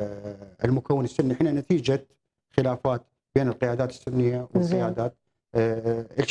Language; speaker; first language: Arabic; native; Arabic